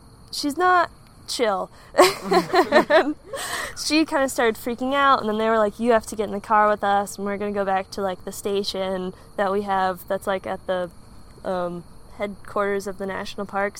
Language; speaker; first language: English; native; English